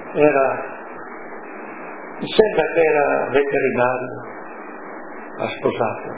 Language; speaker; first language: Italian; native; Italian